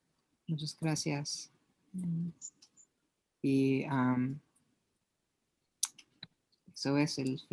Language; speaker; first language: Spanish; non-native, learner; English